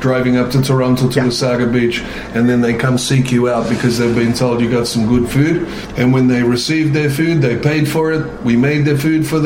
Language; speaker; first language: English; native; English